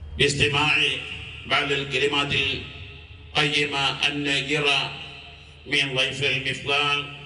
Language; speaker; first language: Arabic; non-native, fluent; Malayalam